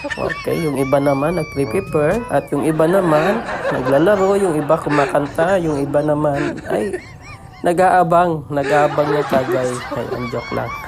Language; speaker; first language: Filipino; non-native, local second language; Cebuano